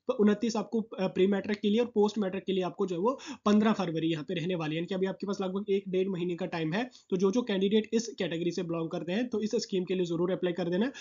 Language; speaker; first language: Hindi; non-native, local second language; Kashmiri